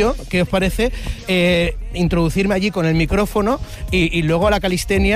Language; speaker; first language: Spanish; native; Spanish